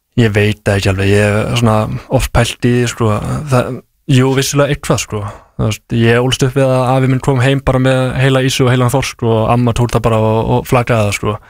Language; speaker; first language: Icelandic; native; Icelandic